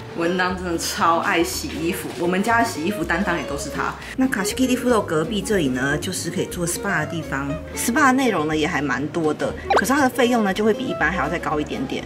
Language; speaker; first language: Chinese; native; Chinese